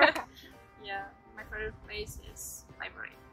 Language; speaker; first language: English; non-native, learner; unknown